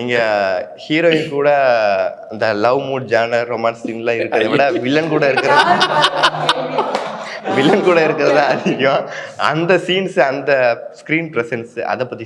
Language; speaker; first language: Tamil; native; Tamil